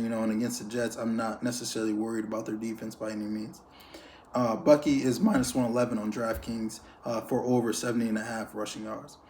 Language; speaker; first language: English; native; English